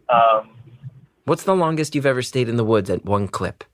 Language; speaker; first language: English; native; English